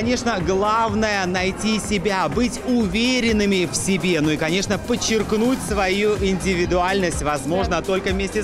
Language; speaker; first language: Russian; native; Russian